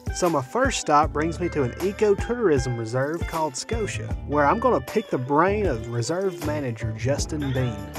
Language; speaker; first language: English; native; English